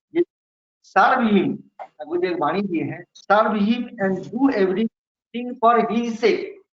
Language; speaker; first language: Hindi; non-native, local second language; Bangla